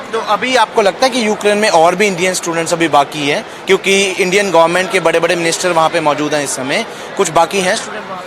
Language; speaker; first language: Hindi; non-native, local second language; Punjabi